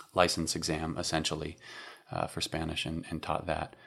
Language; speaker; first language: English; native; English